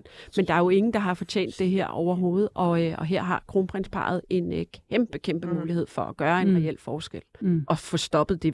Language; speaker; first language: Danish; native; Danish